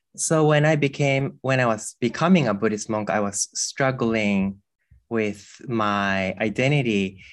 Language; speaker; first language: English; non-native, fluent; Japanese